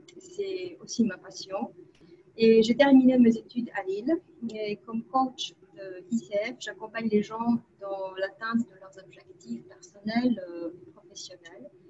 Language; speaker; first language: French; non-native, fluent; Polish